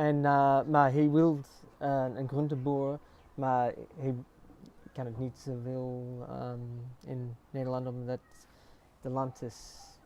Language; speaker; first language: Dutch; early bilingual, heritage; English